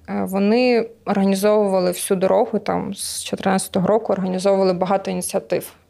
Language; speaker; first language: Ukrainian; native; Ukrainian